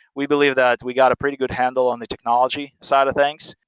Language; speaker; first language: English; non-native, fluent; Russian